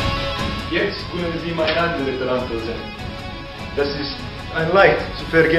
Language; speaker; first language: German; non-native, learner; Serbian